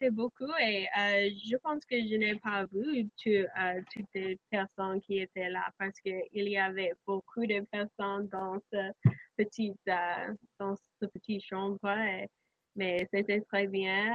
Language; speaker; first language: French; non-native, learner; English